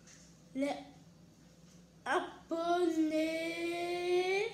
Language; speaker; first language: French; native; French